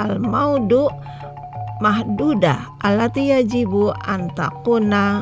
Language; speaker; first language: Arabic; non-native, fluent; Indonesian